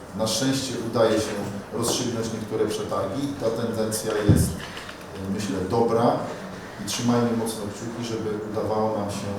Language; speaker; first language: Polish; native; Polish